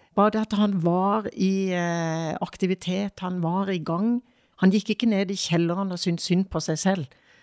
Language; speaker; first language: Norwegian; native; Norwegian